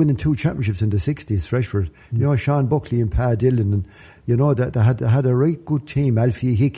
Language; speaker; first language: English; native; English